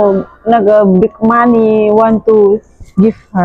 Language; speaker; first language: English; non-native, learner; Indonesian